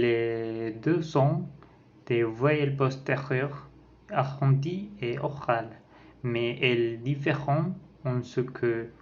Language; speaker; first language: French; non-native, learner; Spanish